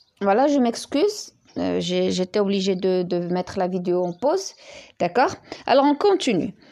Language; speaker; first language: French; non-native, local second language; Arabic